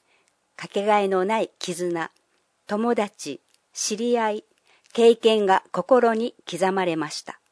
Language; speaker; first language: Japanese; non-native, fluent; English